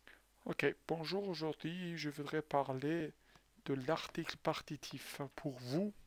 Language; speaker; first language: French; non-native, fluent; Persian